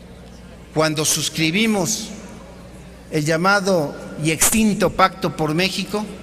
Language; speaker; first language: Spanish; native; Spanish